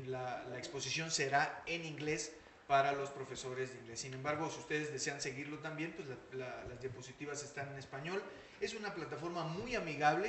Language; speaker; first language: Spanish; native; Spanish